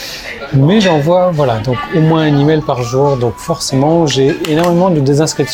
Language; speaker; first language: French; native; French